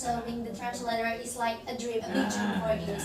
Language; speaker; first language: English; non-native, learner; Indonesian